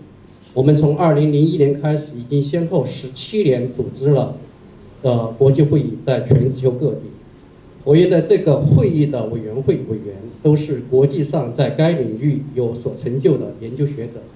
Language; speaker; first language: Chinese; native; Chinese